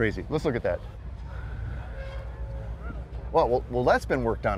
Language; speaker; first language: English; native; English